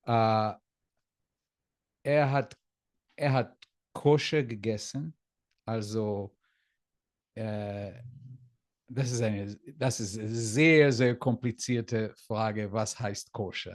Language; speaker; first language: German; non-native, learner; Hebrew